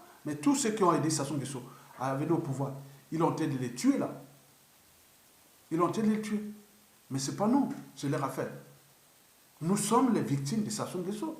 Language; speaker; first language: French; non-native, local second language; Lingala